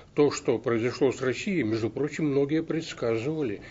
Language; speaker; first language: Russian; native; Russian